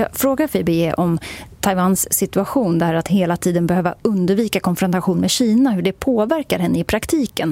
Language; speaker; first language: Swedish; native; Swedish